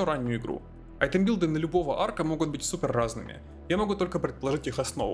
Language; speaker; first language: Russian; native; Russian